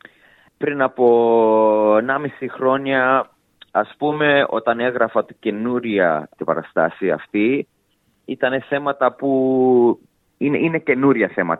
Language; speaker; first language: Greek; early bilingual, heritage; English